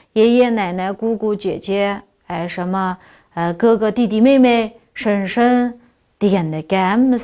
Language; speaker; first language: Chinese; non-native, local second language; Uyghur